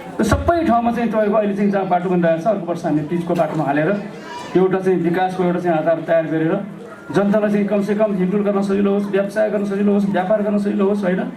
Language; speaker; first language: Nepali; non-native, local second language; Gurung